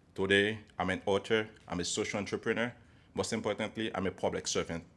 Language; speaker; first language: English; non-native, fluent; Haitian Creole